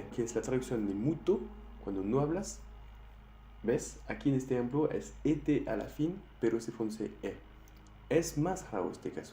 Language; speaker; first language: Spanish; non-native, fluent; French